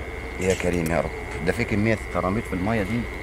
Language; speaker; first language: Arabic; native; Arabic